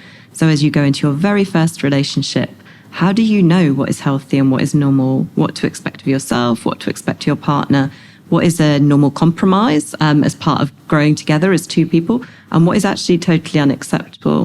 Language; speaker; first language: English; native; English